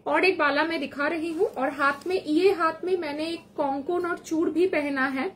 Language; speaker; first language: Hindi; non-native, local second language; Bangla